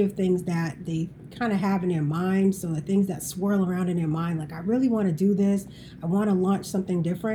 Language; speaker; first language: English; native; English